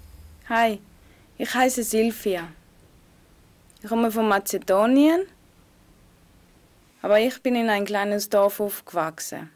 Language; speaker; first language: German; non-native, learner; Macedonian